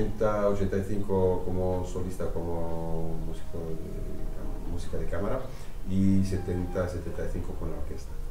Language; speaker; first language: Spanish; non-native, fluent; French